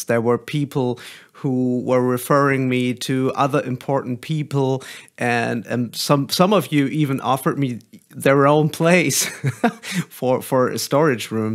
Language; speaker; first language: English; non-native, fluent; German